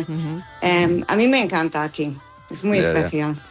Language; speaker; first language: Spanish; non-native, fluent; English